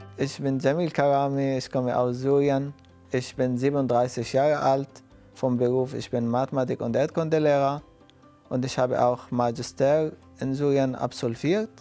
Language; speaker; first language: German; non-native, fluent; Arabic